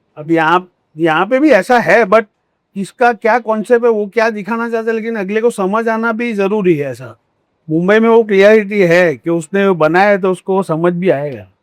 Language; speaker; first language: Hindi; non-native, local second language; Marathi